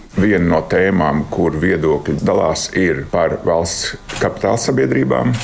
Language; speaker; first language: Latvian; native; Latvian